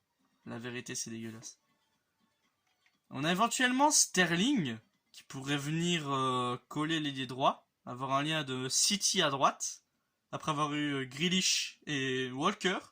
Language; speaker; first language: French; native; French